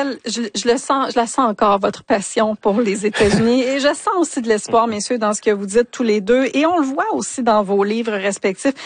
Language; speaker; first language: French; native; French